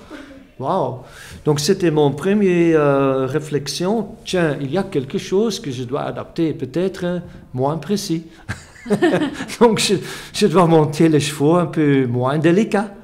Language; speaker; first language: French; non-native, fluent; Dutch